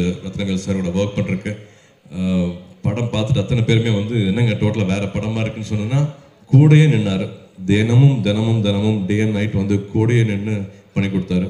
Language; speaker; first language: Tamil; native; Tamil